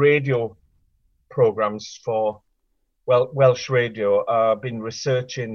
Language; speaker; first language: English; non-native, local second language; Welsh